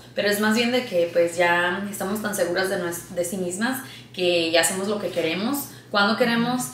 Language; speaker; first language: Spanish; early bilingual, heritage; Spanish